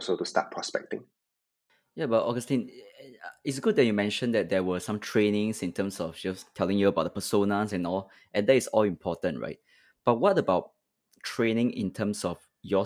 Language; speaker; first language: English; native; English